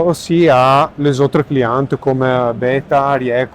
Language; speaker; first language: French; non-native, learner; Italian